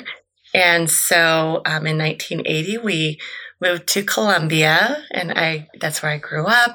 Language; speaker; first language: English; native; English